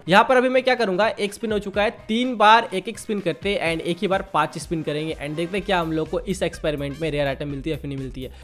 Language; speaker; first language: Hindi; native; Hindi